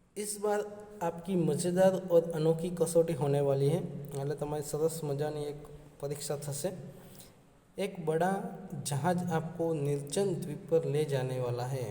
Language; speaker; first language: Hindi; non-native, local second language; Gujarati